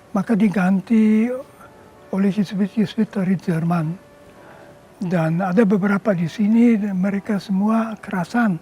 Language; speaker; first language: Indonesian; non-native, fluent; German